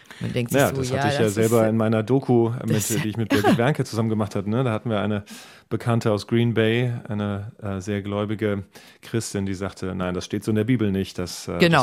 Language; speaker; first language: German; native; German